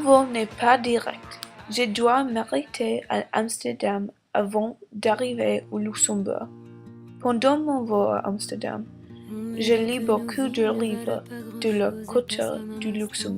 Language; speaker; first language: French; non-native, learner; English